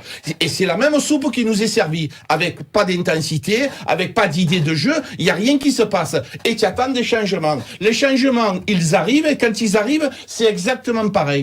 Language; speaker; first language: French; native; French